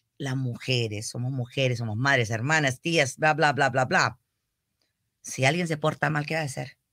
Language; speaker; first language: Spanish; early bilingual, heritage; Spanish